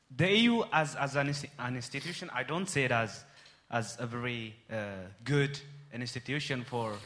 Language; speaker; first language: English; non-native, fluent; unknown